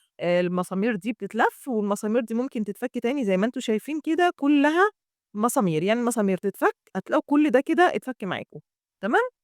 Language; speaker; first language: Egyptian Arabic; native; Egyptian Arabic